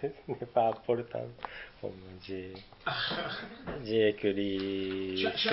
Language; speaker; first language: French; non-native, learner; Japanese